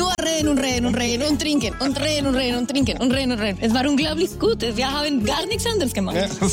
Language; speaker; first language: German; non-native, learner; Spanish